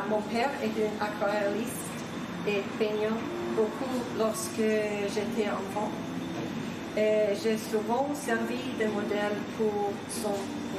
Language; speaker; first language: French; non-native, fluent; Swedish